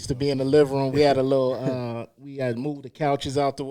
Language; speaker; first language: English; native; English